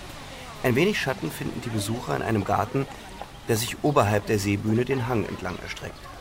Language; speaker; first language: German; native; German